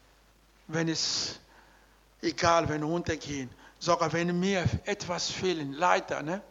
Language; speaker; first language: German; non-native, learner; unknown